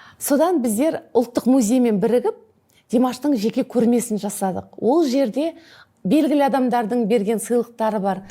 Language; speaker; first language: Kazakh; native; Kazakh